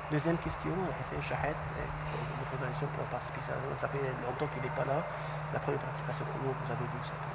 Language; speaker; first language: French; non-native, fluent; Arabic